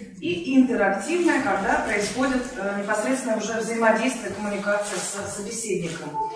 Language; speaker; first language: Russian; native; Russian